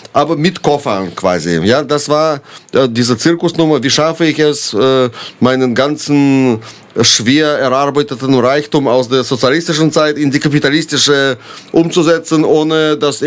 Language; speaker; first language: German; non-native, fluent; Russian